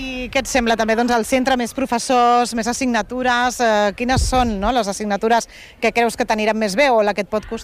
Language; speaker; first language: Catalan; native; Catalan